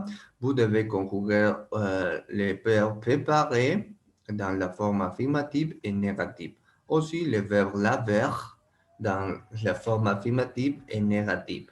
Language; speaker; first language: French; non-native, learner; Spanish